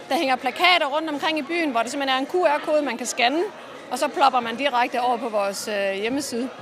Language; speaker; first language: Danish; native; Danish